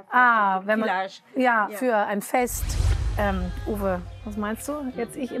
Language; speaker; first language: German; native; German